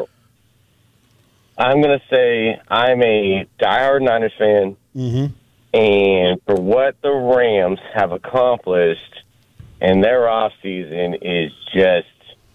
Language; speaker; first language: English; native; English